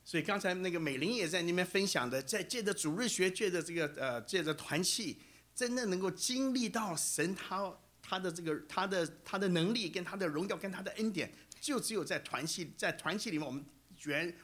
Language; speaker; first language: Chinese; native; Chinese